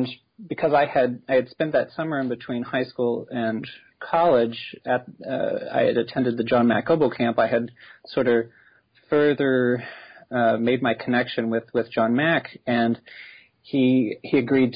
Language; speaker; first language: English; native; English